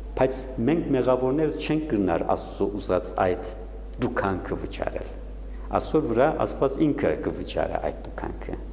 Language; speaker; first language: Armenian; native; Armenian